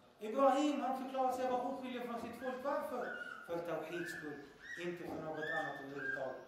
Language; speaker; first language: Swedish; early bilingual, other home language; Arabic